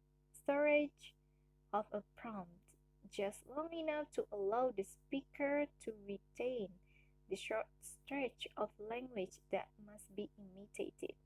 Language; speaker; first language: English; non-native, learner; Indonesian